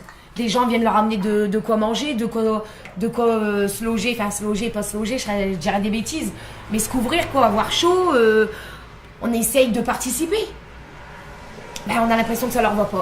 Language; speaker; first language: French; native; French